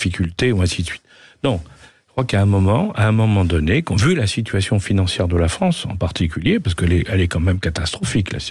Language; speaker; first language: French; native; French